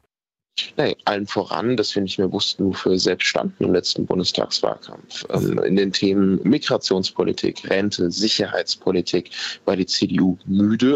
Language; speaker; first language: German; native; German